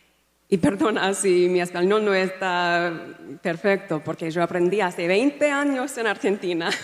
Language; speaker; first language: Spanish; non-native, learner; English